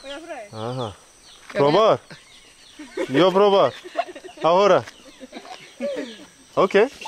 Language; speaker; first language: Spanish; non-native, learner; English